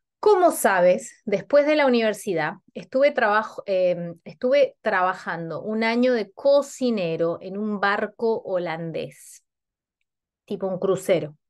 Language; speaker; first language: Spanish; native; Spanish